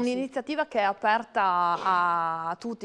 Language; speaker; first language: Italian; native; Italian